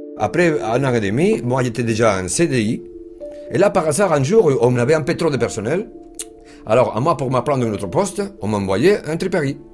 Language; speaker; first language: French; non-native, fluent; Spanish